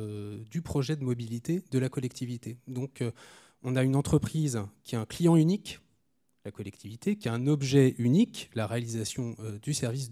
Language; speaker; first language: French; native; French